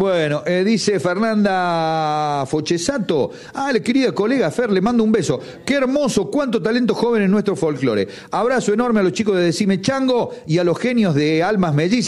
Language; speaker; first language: Spanish; native; Spanish